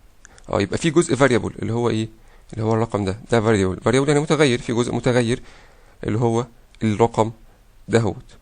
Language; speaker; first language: Arabic; native; Arabic